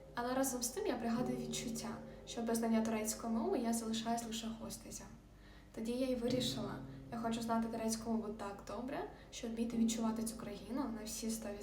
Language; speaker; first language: Ukrainian; native; Ukrainian